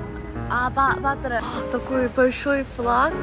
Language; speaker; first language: Russian; non-native, fluent; Korean